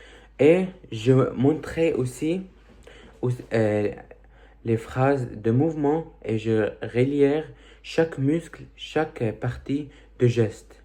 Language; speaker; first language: French; early bilingual, other home language; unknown